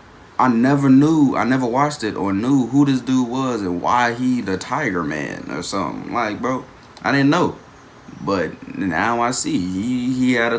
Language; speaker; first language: English; native; English